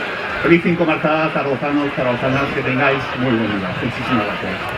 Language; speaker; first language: Spanish; native; Spanish